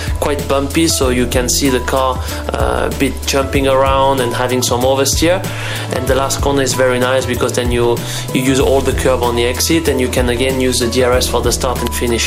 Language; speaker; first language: English; non-native, fluent; German